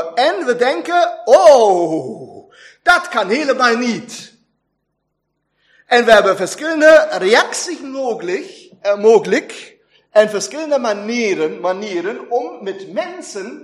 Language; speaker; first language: Dutch; non-native, fluent; German